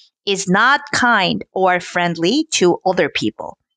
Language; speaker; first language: English; non-native, fluent; Korean